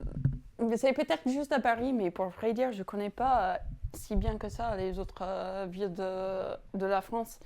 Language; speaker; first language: French; non-native, fluent; English